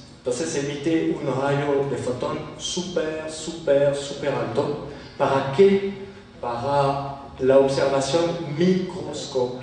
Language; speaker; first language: Spanish; non-native, fluent; French